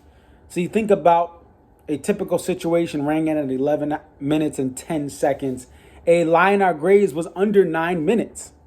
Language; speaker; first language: English; native; English